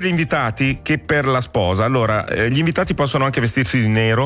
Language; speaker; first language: Italian; native; Italian